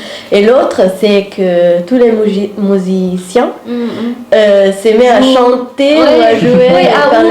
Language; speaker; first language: French; non-native, fluent; Italian